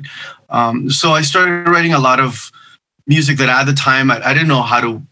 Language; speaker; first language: English; non-native, fluent; Spanish